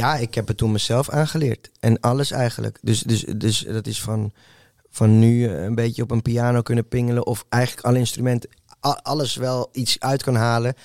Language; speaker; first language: Dutch; early bilingual, other home language; Spanish